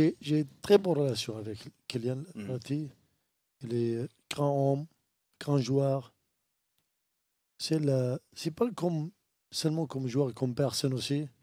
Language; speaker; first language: French; non-native, learner; Arabic